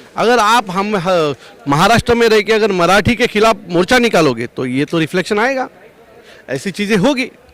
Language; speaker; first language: Hindi; non-native, local second language; Marathi